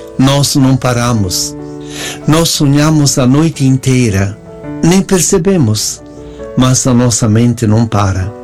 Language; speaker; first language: Portuguese; non-native, fluent; Italian